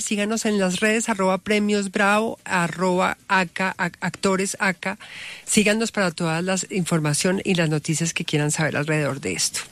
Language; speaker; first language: Spanish; native; Spanish